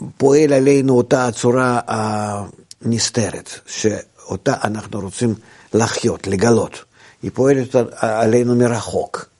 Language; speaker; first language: Hebrew; non-native, fluent; Russian